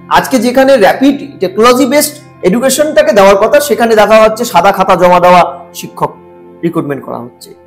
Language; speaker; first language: Bangla; non-native, local second language; Sadri